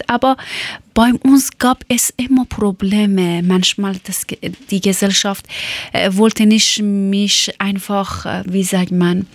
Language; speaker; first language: German; non-native, learner; Persian